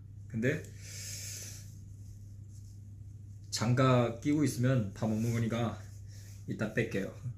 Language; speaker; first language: Korean; non-native, fluent; Chinese